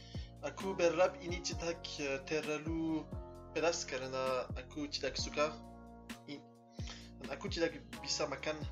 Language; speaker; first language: Indonesian; non-native, learner; French